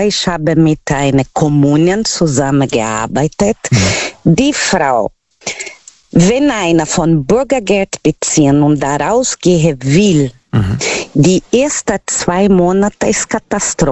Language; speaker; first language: German; non-native, learner; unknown